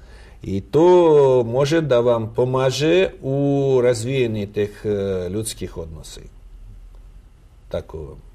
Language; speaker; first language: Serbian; non-native, learner; Russian